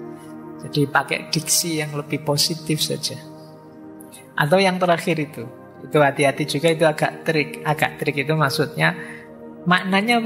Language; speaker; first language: Indonesian; native; Indonesian